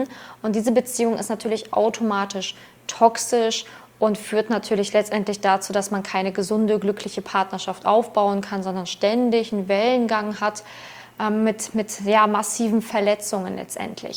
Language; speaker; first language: German; native; German